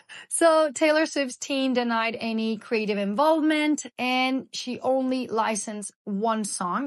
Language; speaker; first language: English; native; English